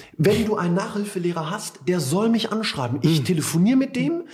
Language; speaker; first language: German; native; German